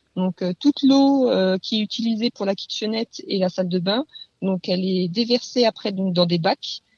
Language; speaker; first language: French; native; French